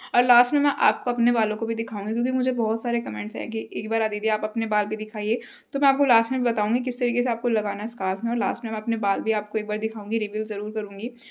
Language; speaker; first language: Hindi; native; Hindi